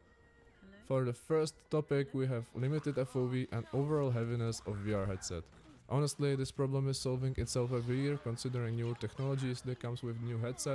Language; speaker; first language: English; non-native, fluent; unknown